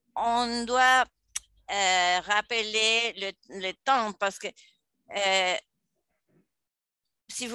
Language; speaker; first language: French; non-native, fluent; English